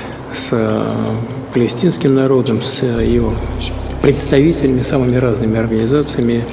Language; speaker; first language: Russian; native; Russian